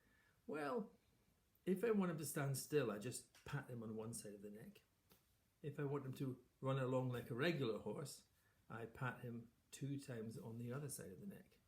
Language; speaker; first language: English; native; English